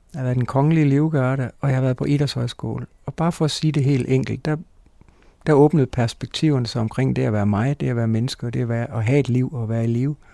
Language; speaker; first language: Danish; native; Danish